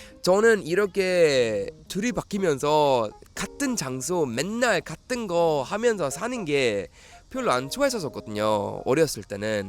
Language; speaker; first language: Korean; non-native, fluent; Swedish